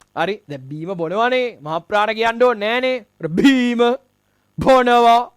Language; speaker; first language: Sinhala; non-native, local second language; Tamil